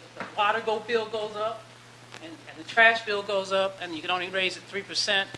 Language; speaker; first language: English; native; English